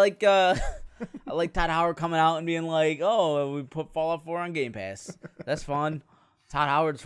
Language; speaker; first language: English; native; English